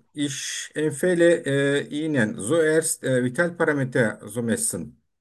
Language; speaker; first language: German; non-native, learner; Turkish